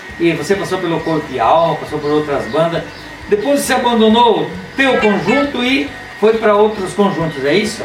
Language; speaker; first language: Portuguese; native; Portuguese